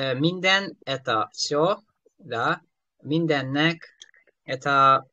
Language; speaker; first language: Russian; non-native, learner; Hungarian